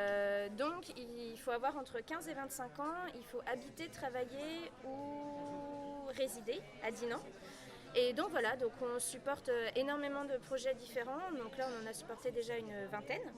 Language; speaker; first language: French; native; French